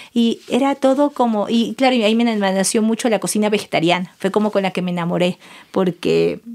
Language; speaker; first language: Spanish; native; Spanish